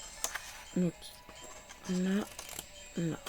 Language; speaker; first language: French; native; French